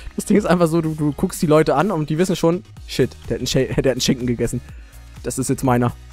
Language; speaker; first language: German; native; German